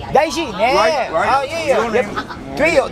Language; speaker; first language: Korean; non-native, learner; Japanese